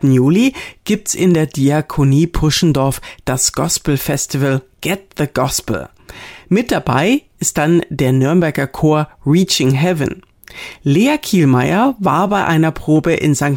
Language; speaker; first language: German; native; German